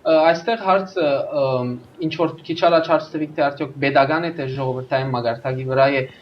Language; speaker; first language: Armenian; early bilingual, heritage; Armenian